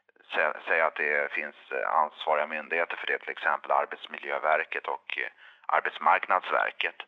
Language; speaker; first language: Swedish; native; Swedish